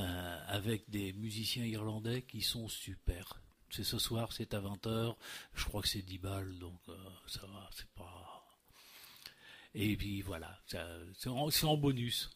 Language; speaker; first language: French; native; French